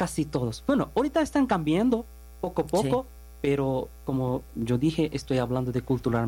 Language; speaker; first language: Spanish; non-native, learner; Bangla